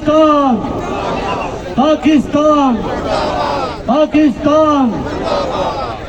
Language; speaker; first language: Hindi; non-native, local second language; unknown